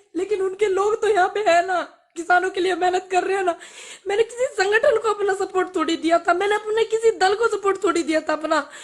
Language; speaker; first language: Hindi; native; Hindi